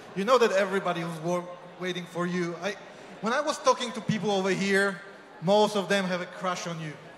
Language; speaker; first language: English; non-native, fluent; Polish